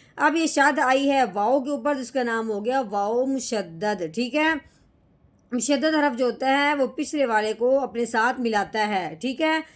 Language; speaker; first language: Urdu; native; Urdu